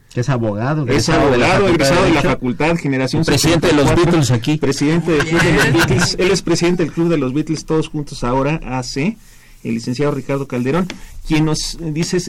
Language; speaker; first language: Spanish; native; Spanish